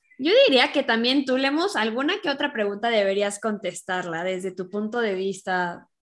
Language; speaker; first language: Spanish; native; Spanish